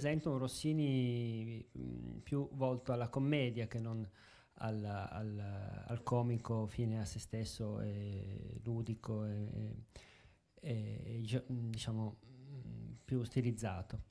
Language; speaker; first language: Italian; native; Italian